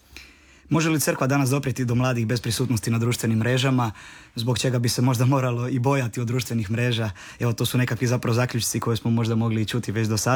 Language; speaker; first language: Serbian; native; Serbian